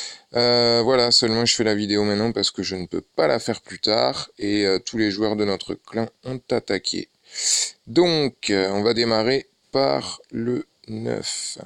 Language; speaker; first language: French; native; French